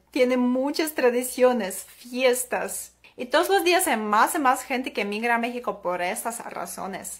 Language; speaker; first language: Spanish; non-native, fluent; Ukrainian